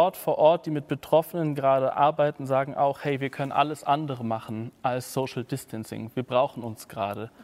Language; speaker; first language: German; native; German